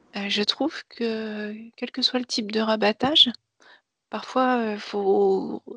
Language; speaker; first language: French; native; French